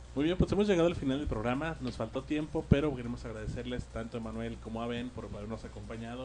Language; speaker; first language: Spanish; native; Spanish